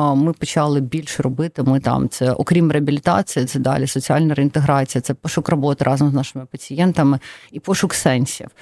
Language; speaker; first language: Ukrainian; non-native, local second language; Russian